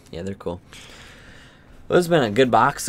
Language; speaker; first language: English; native; English